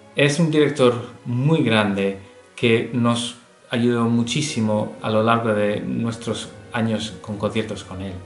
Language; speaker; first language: Spanish; early bilingual, heritage; English